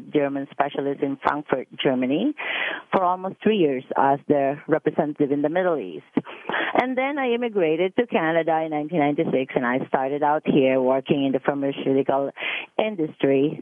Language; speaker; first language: English; non-native, local second language; Filipino